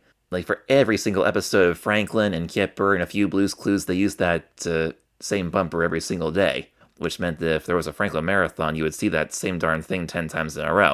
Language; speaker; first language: English; native; English